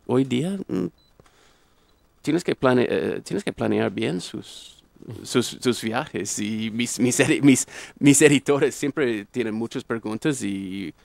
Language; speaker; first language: Spanish; non-native, fluent; English